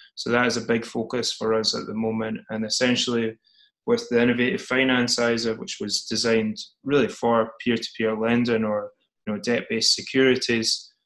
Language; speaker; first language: English; native; English